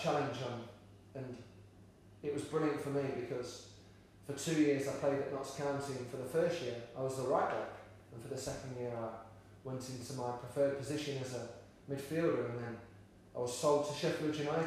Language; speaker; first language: English; native; English